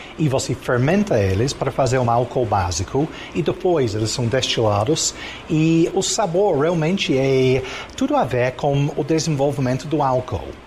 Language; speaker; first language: Portuguese; non-native, fluent; English